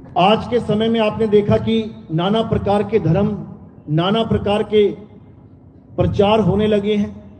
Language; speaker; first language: Hindi; native; Hindi